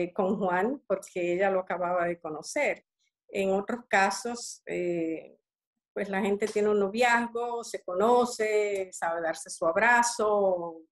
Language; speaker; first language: Spanish; early bilingual, other home language; English